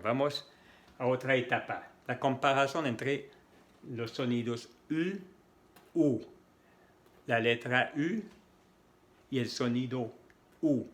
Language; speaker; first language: Spanish; non-native, fluent; French